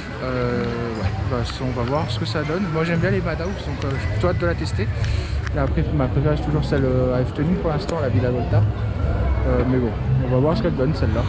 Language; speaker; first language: French; native; French